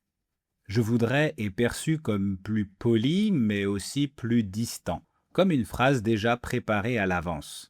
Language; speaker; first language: French; native; French